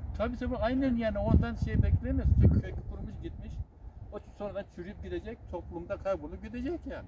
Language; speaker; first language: Turkish; non-native, local second language; Zaza